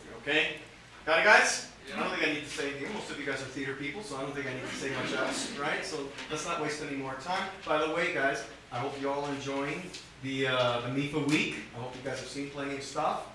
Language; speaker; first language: English; native; English